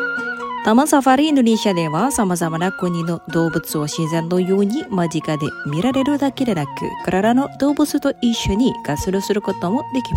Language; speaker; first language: Japanese; non-native, fluent; Indonesian